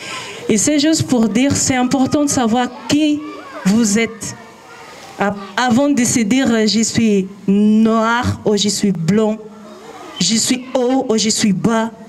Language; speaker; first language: French; non-native, learner; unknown